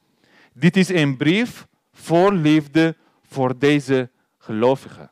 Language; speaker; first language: Dutch; non-native, learner; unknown